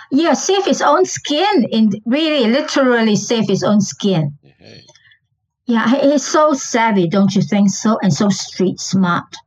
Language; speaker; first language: English; non-native, local second language; Chinese